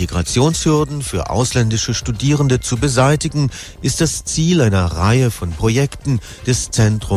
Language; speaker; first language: German; native; German